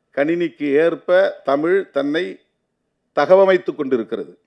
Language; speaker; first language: Tamil; native; Tamil